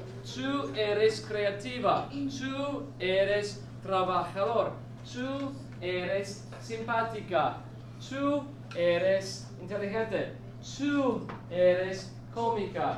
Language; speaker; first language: Spanish; non-native, fluent; English